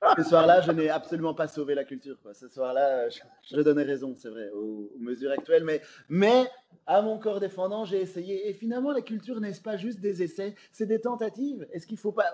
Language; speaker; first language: French; native; French